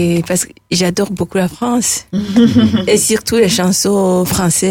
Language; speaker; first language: French; non-native, local second language; Rundi